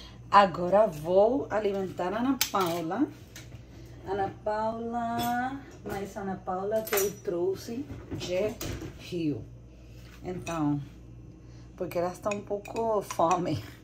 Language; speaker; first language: Portuguese; non-native, learner; Spanish